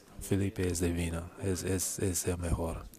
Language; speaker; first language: Spanish; non-native, learner; English